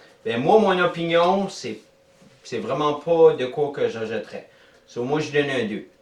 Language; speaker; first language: French; native; French